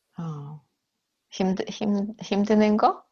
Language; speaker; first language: Korean; non-native, learner; Russian